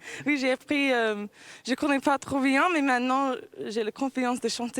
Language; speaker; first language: French; early bilingual, heritage; English